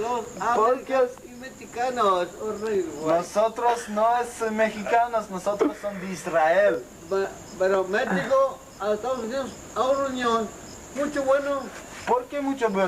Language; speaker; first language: Spanish; non-native, learner; Hebrew